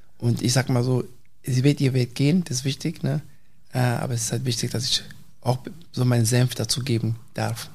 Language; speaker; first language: German; early bilingual, other home language; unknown